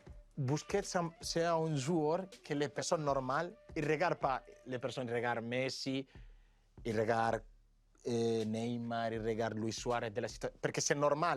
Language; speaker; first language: French; non-native, learner; Spanish